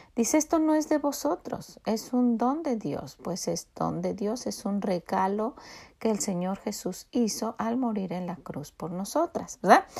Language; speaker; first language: Spanish; native; Spanish